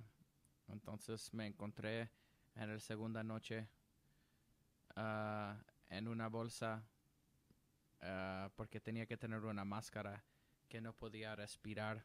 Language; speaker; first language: Spanish; non-native, learner; English